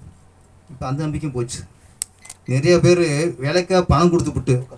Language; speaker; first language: Tamil; native; Tamil